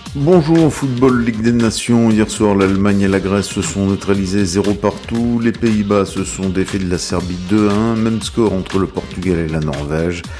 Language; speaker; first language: French; native; French